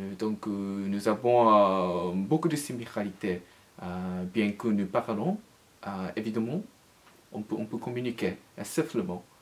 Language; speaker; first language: French; non-native, learner; Japanese